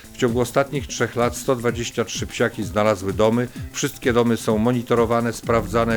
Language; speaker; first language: Polish; native; Polish